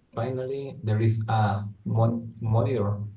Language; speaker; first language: English; non-native, learner; Spanish